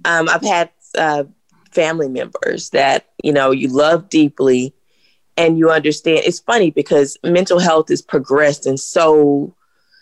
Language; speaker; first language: English; native; English